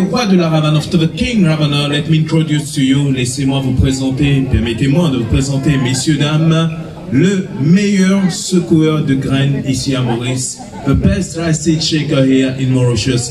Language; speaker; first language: French; non-native, local second language; Morisyen